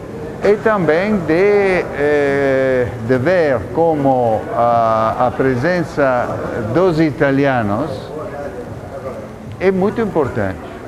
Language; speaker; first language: Portuguese; non-native, fluent; Italian